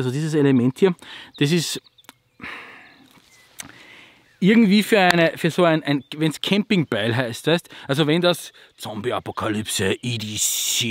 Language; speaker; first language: German; native; German